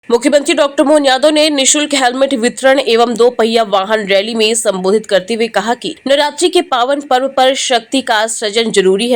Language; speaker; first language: Hindi; native; Hindi